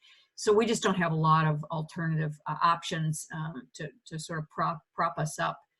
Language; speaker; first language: English; native; English